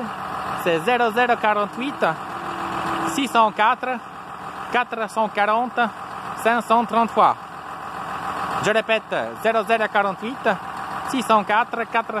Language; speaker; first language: French; non-native, fluent; Polish